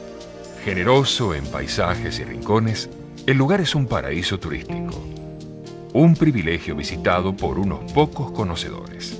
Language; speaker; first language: Spanish; native; Spanish